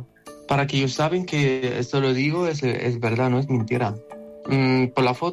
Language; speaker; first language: Spanish; non-native, learner; Arabic